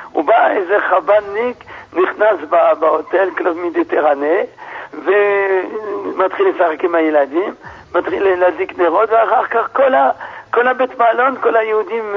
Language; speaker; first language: Hebrew; non-native, fluent; French